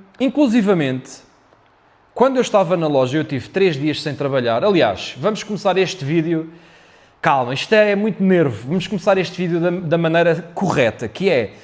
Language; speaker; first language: Portuguese; native; Portuguese